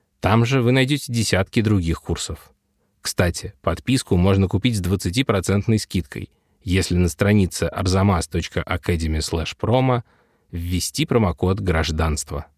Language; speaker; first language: Russian; native; Russian